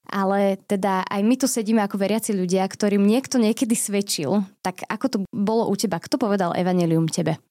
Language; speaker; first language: Slovak; native; Slovak